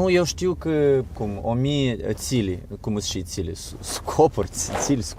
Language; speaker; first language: Romanian; non-native, learner; Ukrainian